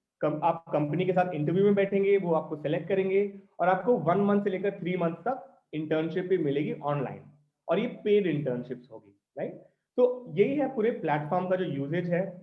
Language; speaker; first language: Hindi; non-native, local second language; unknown